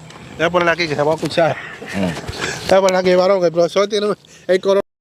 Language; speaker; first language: Spanish; native; Spanish